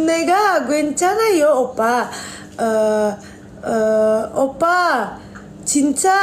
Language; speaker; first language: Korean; non-native, learner; Indonesian